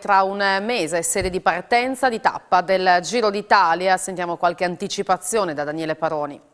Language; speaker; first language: Italian; native; Italian